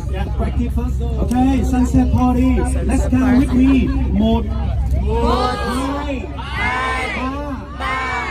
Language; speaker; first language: English; non-native, learner; Vietnamese